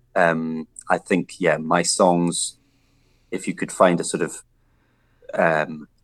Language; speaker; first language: English; native; English